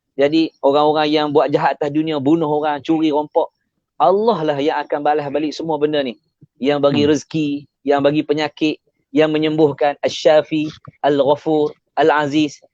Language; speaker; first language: Malay; native; Malay